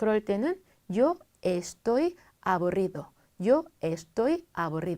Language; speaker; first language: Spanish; non-native, fluent; Korean